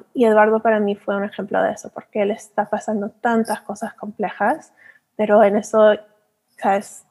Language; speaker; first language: Spanish; early bilingual, heritage; Spanish